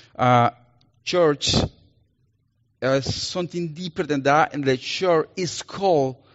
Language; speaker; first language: English; non-native, fluent; Spanish